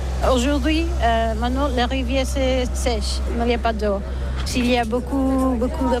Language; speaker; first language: French; non-native, learner; Catalan